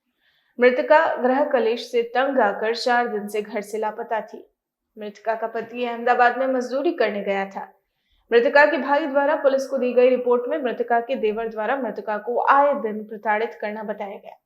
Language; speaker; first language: Hindi; native; Hindi